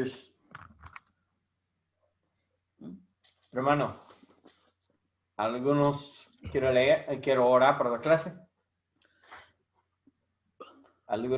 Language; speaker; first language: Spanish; non-native, learner; English